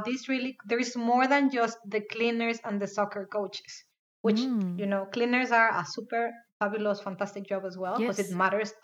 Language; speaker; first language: English; non-native, fluent; Spanish